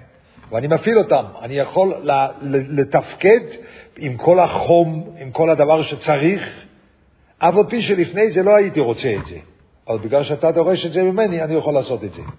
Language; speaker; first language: Hebrew; non-native, fluent; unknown